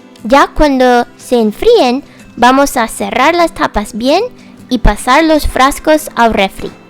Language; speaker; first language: Spanish; non-native, fluent; English